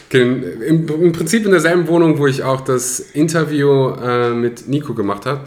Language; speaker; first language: German; early bilingual, other home language; Russian